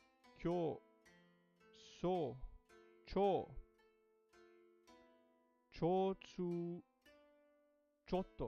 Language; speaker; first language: Japanese; non-native, learner; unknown